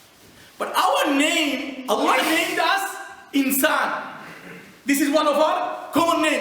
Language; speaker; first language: English; non-native, fluent; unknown